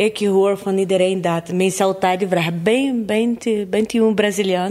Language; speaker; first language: Dutch; non-native, learner; Portuguese